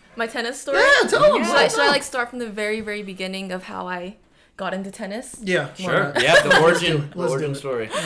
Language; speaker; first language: English; early bilingual, other home language; Japanese